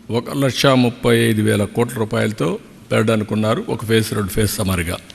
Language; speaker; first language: Telugu; native; Telugu